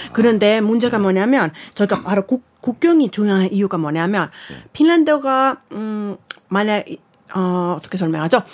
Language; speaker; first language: Korean; non-native, fluent; Finnish